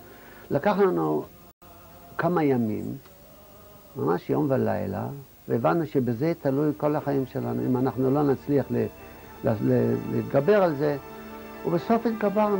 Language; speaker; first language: Hebrew; non-native, fluent; Yiddish